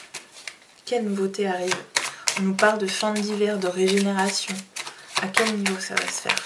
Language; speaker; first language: French; native; French